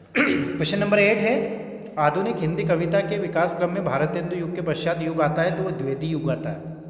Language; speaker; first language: Hindi; native; Hindi